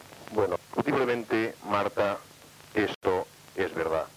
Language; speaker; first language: Spanish; native; Spanish